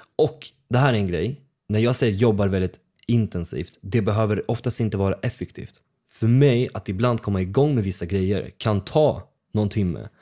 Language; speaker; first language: Swedish; early bilingual, other home language; Russian